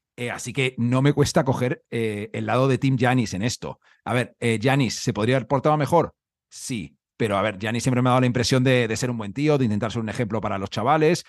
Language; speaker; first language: Spanish; native; Spanish